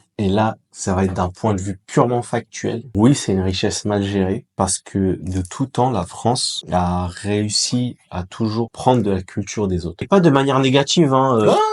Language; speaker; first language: French; early bilingual, other home language; Arabic